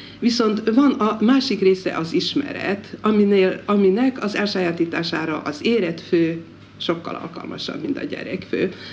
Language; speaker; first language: Hungarian; native; Hungarian